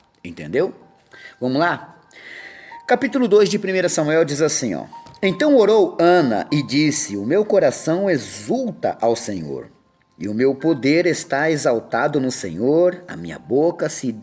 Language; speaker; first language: Portuguese; native; Portuguese